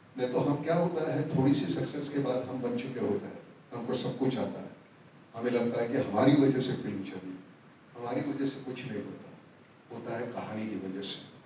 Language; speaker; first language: Hindi; non-native, local second language; Marathi